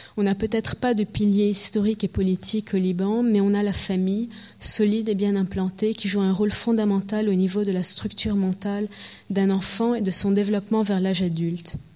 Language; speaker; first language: French; early bilingual, heritage; French